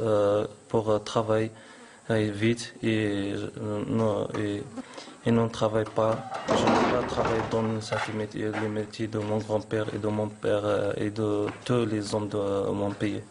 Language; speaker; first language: French; non-native, learner; Arabic